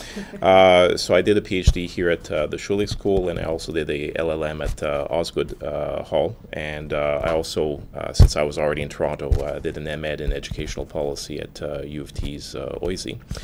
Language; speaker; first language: English; non-native, fluent; French